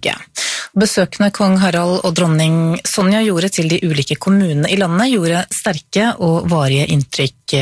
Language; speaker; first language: Norwegian; native; Norwegian